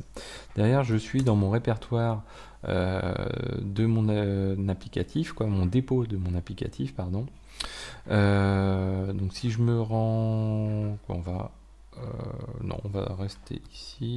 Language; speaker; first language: French; native; French